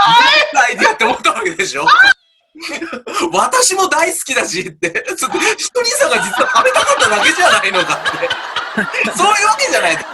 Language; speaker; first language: Japanese; native; Japanese